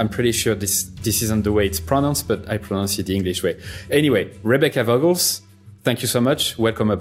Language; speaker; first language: English; non-native, fluent; French